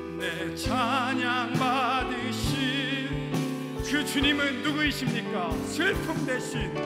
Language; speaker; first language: Korean; native; Korean